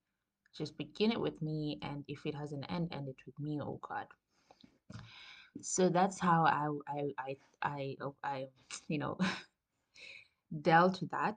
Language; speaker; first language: English; non-native, local second language; Swahili